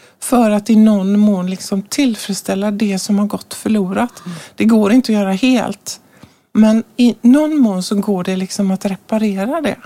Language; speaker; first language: Swedish; native; Swedish